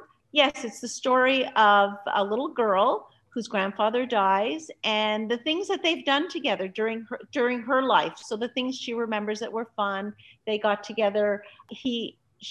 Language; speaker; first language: English; native; English